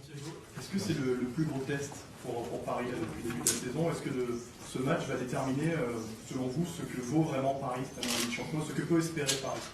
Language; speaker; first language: French; native; French